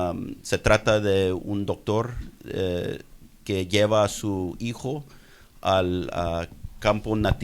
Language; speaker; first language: Spanish; early bilingual, heritage; English